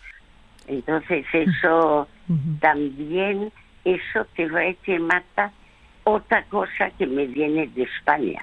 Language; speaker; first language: Spanish; early bilingual, other home language; French